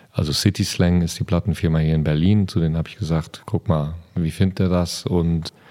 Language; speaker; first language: German; native; German